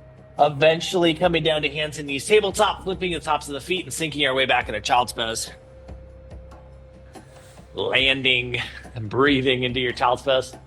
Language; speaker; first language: English; native; English